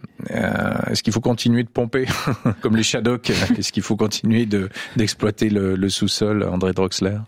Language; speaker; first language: French; native; French